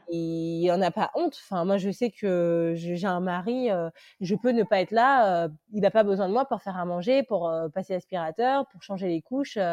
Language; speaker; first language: French; early bilingual, other home language; Lingala